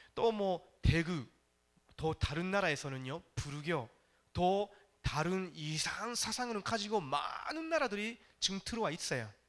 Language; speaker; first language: Korean; non-native, fluent; Japanese